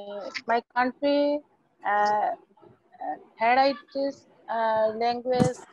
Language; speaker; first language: English; non-native, learner; Bangla